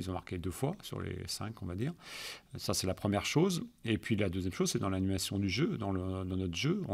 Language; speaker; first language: French; native; French